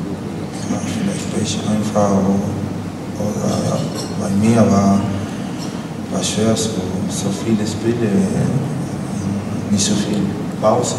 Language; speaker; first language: German; non-native, learner; Spanish